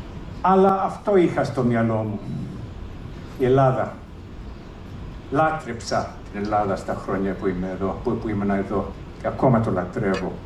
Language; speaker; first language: Greek; early bilingual, heritage; English